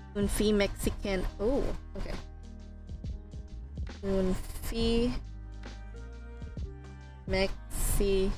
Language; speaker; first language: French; non-native, learner; English